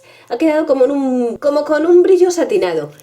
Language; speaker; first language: Spanish; native; Spanish